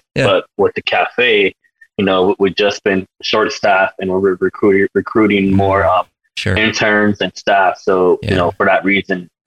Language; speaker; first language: English; native; English